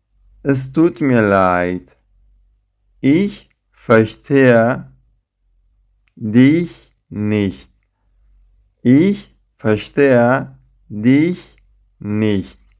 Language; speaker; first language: German; non-native, fluent; Central Kurdish